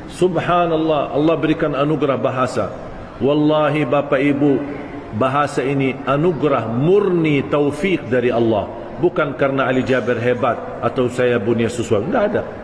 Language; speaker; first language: Malay; non-native, fluent; Arabic